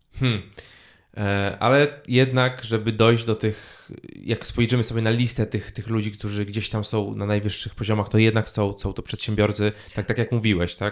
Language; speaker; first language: Polish; native; Polish